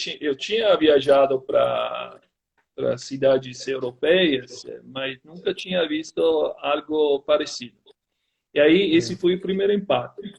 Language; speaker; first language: Portuguese; non-native, fluent; Italian